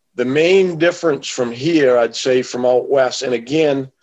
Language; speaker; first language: English; native; English